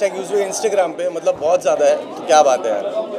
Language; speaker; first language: Hindi; native; Hindi